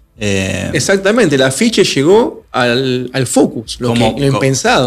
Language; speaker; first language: Spanish; native; Spanish